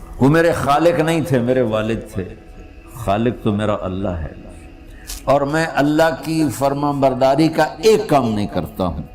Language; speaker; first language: Urdu; non-native, local second language; Punjabi